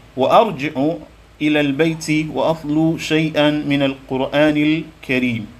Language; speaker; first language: Arabic; non-native, fluent; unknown